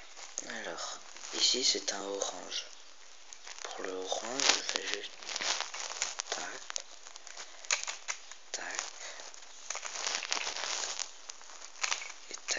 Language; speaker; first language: French; native; French